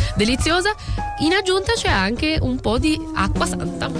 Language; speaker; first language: Italian; non-native, fluent; Albanian